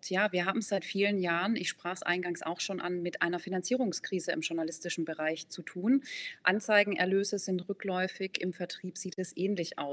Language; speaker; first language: German; native; German